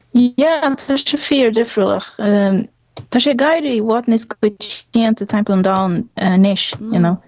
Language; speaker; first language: Irish; non-native, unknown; Portuguese